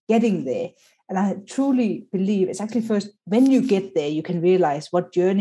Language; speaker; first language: English; non-native, local second language; Danish